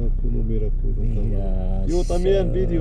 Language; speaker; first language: Spanish; non-native, learner; Thai